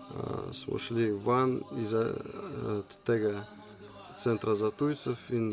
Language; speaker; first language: Slovenian; non-native, learner; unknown